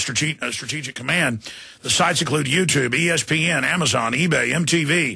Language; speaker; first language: English; native; English